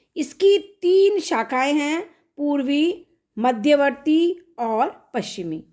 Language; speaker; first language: Hindi; native; Hindi